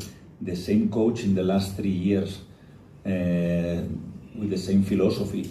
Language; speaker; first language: English; non-native, fluent; Spanish